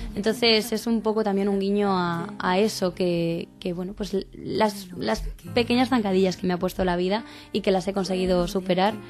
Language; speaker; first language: Spanish; native; Spanish